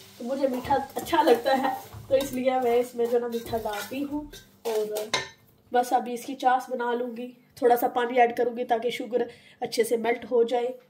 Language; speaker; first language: Urdu; native; Urdu